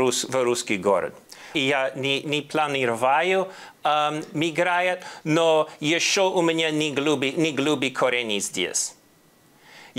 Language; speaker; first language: Russian; non-native, learner; English